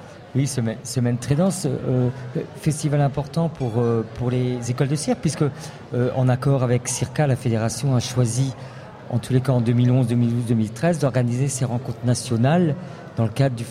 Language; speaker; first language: French; native; French